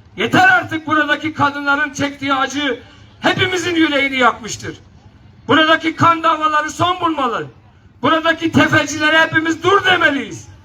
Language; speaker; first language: Turkish; non-native, local second language; Kurdish